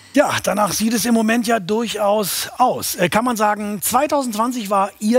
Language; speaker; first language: German; native; German